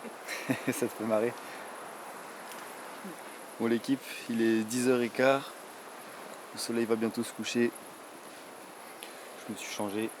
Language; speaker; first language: French; native; French